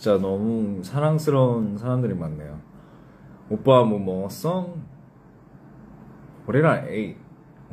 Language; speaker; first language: Korean; early bilingual, heritage; English